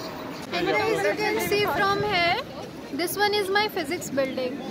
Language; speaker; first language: English; non-native, local second language; Hindi